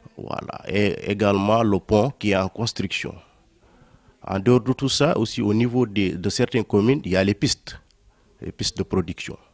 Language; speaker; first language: French; non-native, local second language; Wolof